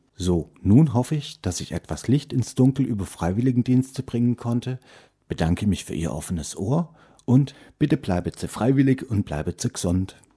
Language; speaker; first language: German; native; German